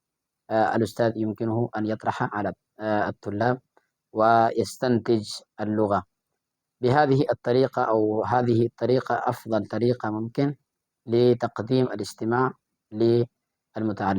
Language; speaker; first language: Arabic; non-native, fluent; Urdu